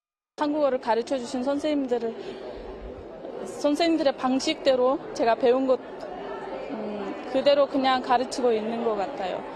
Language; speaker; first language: Korean; non-native, fluent; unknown